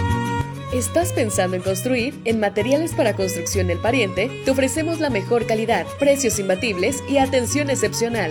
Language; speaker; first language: Spanish; native; Spanish